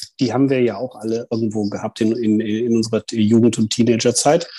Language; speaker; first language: German; native; German